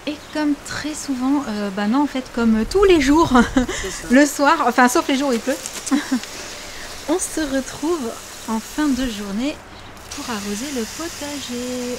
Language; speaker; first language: French; native; French